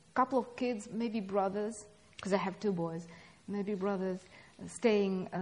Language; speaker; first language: English; non-native, fluent; Russian